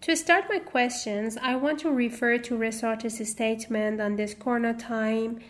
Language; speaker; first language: English; non-native, fluent; Persian